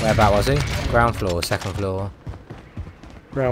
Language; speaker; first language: English; native; English